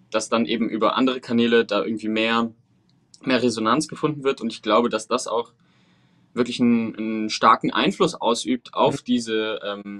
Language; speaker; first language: German; early bilingual, other home language; Spanish